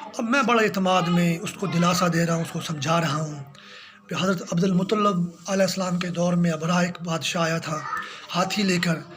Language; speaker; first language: Urdu; non-native, local second language; Punjabi